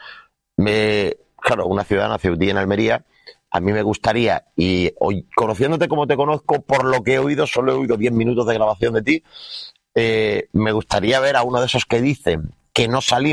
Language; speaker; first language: Spanish; native; Spanish